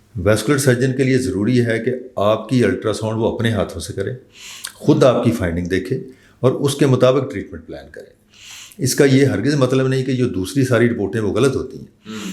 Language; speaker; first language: Urdu; native; Urdu